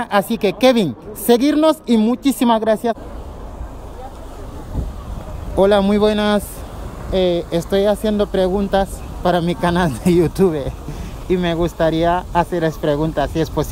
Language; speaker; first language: Spanish; non-native, fluent; Wolof